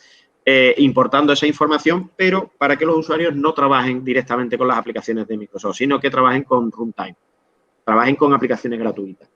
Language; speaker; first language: Spanish; native; Spanish